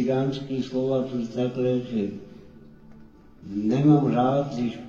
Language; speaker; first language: Czech; non-native, local second language; Romany